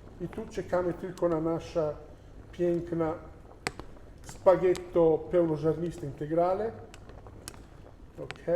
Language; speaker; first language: Polish; non-native, learner; Italian